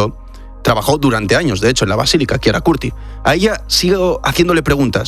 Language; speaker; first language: Spanish; native; Spanish